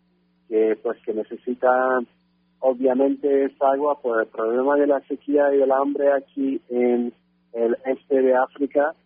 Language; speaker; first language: Spanish; non-native, fluent; French